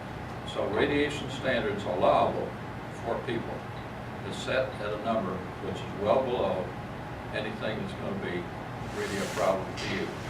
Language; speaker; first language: English; native; English